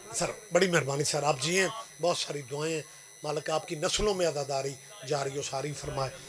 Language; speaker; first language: Urdu; non-native, local second language; Punjabi